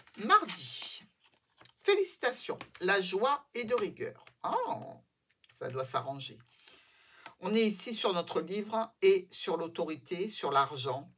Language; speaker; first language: French; native; French